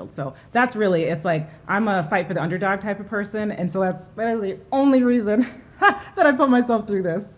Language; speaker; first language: English; early bilingual, other home language; Yoruba